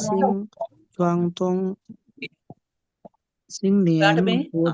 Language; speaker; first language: Chinese; non-native, learner; Sinhala